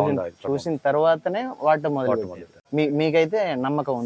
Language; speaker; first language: Telugu; native; Telugu